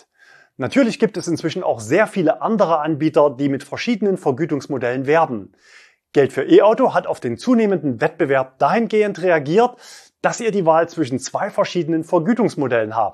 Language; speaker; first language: German; native; German